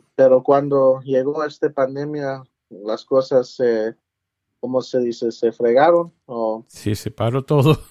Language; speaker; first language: Spanish; early bilingual, heritage; Spanish